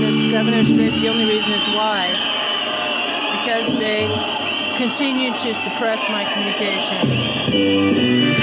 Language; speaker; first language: English; native; English